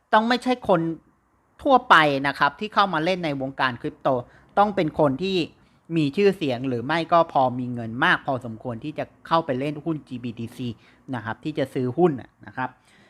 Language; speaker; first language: Thai; native; Thai